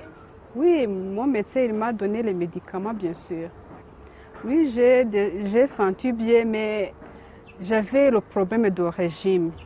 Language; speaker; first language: French; non-native, local second language; Kinyarwanda